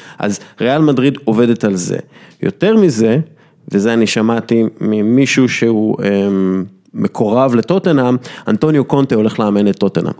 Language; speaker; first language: Hebrew; native; Hebrew